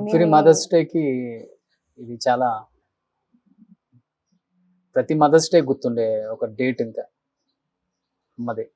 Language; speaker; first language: Telugu; native; Telugu